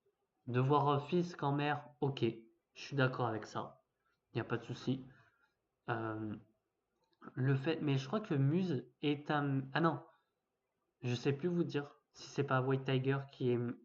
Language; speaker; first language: French; native; French